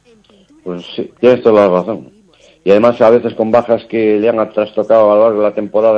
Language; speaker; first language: Spanish; native; Spanish